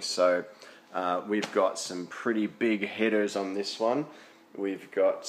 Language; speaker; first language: English; native; English